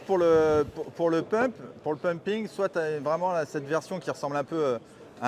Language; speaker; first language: French; native; French